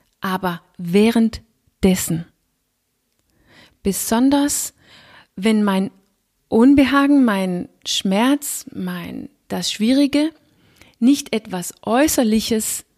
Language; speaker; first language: German; non-native, fluent; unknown